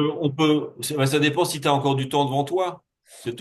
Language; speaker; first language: French; native; French